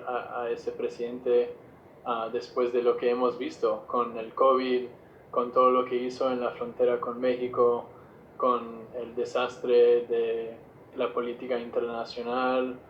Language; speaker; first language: Spanish; non-native, fluent; English